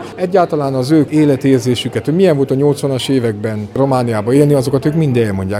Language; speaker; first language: Hungarian; native; Hungarian